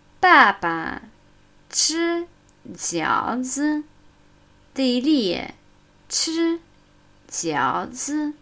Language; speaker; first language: Chinese; non-native, fluent; German